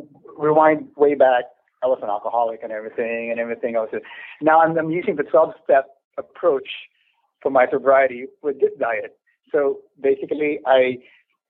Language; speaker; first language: English; non-native, local second language; Filipino